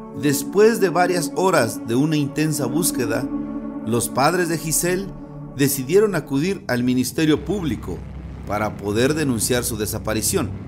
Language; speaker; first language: Spanish; native; Spanish